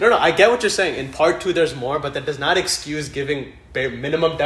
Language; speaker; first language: English; early bilingual, other home language; Telugu